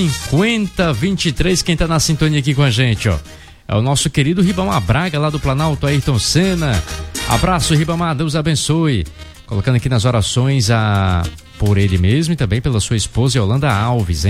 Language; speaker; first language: Portuguese; native; Portuguese